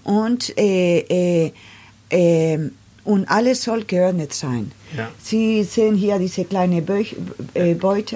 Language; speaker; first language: German; non-native, learner; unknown